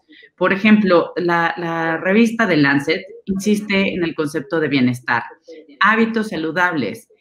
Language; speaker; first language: Spanish; native; Spanish